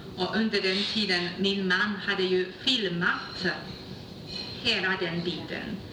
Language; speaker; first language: Swedish; non-native, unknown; Chinese